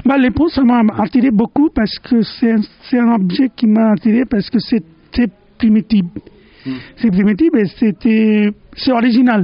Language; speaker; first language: French; non-native, fluent; Bangla